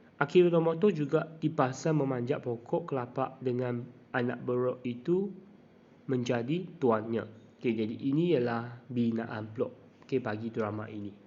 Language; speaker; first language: Malay; non-native, local second language; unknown